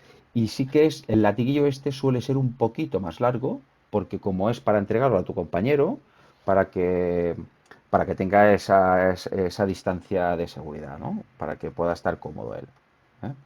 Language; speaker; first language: Spanish; native; Spanish